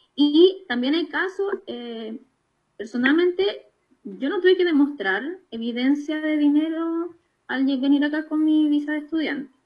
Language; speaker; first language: Spanish; native; Spanish